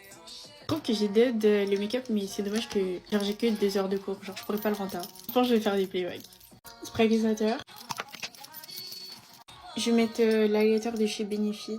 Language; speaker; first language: French; native; French